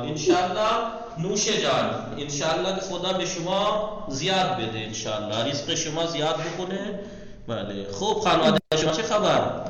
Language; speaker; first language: Persian; non-native, fluent; Urdu